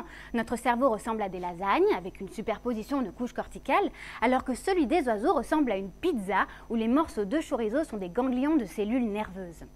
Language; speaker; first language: French; native; French